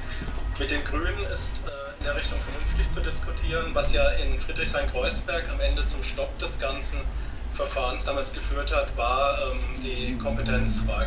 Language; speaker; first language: German; native; German